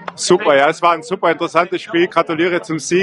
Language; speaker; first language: German; native; German